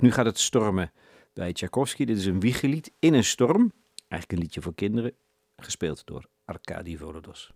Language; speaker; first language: Dutch; native; Dutch